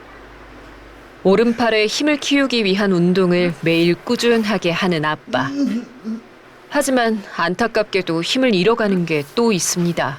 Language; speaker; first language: Korean; native; Korean